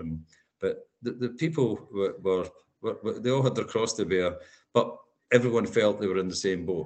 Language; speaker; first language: English; native; English